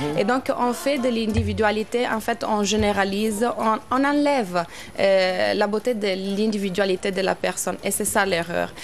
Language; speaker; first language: French; non-native, fluent; Italian